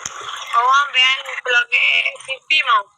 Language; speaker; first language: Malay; non-native, local second language; Javanese